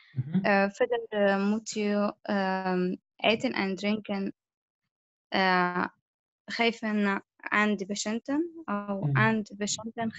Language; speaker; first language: Dutch; non-native, learner; Arabic